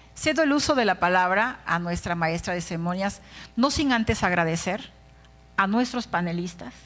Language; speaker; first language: Spanish; native; Spanish